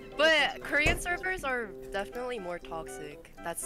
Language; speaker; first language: English; early bilingual, other home language; Korean